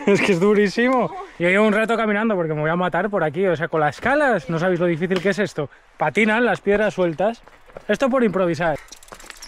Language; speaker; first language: Spanish; native; Spanish